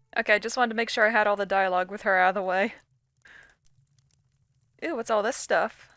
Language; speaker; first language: English; native; English